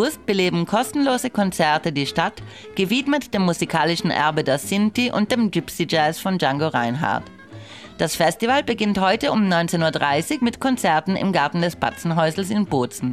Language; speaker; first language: German; native; German